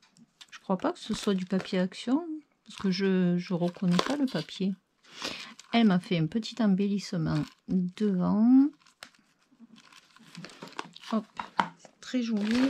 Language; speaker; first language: French; native; French